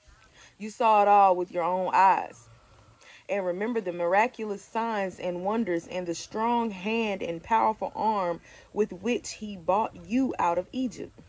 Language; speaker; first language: English; native; English